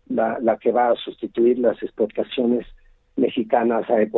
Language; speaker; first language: Spanish; native; Spanish